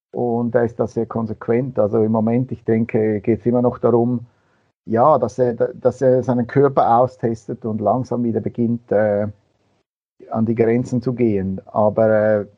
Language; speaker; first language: German; native; German